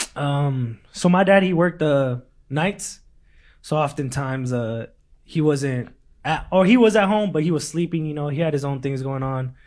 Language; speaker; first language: English; early bilingual, other home language; Spanish